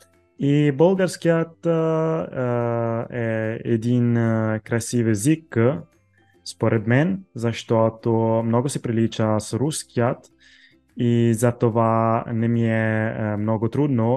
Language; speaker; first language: Bulgarian; non-native, learner; Italian